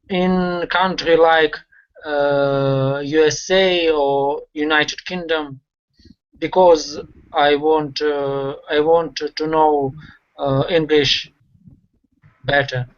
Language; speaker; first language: English; non-native, learner; Russian